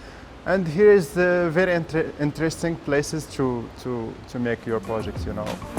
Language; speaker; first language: English; non-native, learner; Arabic